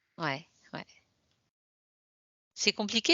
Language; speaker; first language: French; native; French